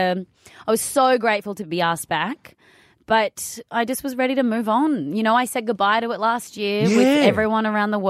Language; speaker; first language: English; native; English